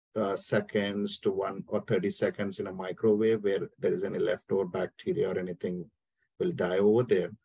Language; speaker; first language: English; non-native, local second language; Telugu